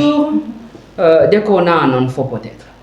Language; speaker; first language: French; non-native, learner; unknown